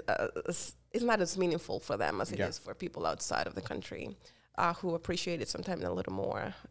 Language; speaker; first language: English; non-native, fluent; Spanish